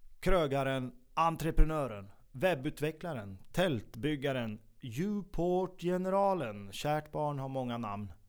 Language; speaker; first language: Swedish; native; Swedish